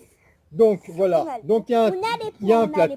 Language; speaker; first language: French; native; French